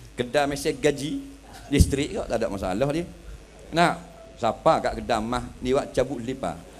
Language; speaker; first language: Malay; native; Malay